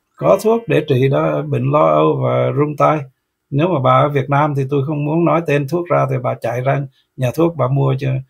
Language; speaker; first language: Vietnamese; native; Vietnamese